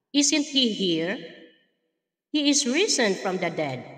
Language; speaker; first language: English; non-native, local second language; Filipino